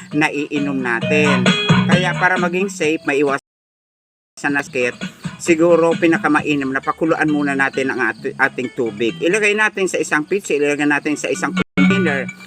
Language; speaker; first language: Filipino; non-native, local second language; Bikol